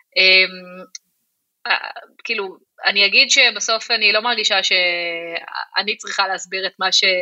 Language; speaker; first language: Hebrew; native; Hebrew